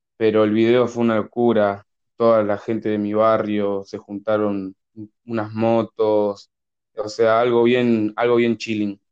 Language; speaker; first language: Spanish; native; Spanish